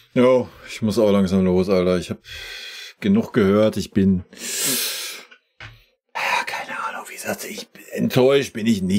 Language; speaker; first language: German; native; German